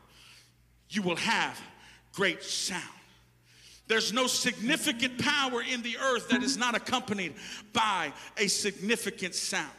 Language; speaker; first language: English; native; English